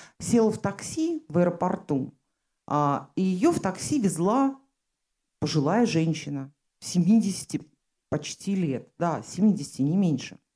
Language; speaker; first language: Russian; native; Russian